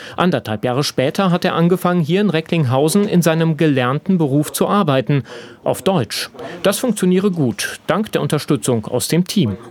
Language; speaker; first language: German; native; German